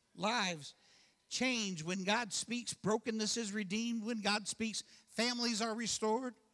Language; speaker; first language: English; native; English